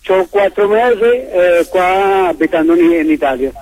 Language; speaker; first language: Italian; early bilingual, heritage; Spanish